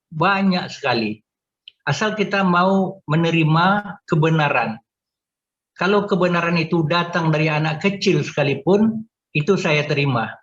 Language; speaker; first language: Indonesian; non-native, local second language; Minangkabau